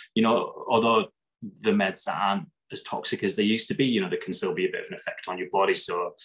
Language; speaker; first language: English; native; English